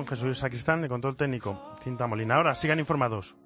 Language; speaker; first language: Spanish; native; Spanish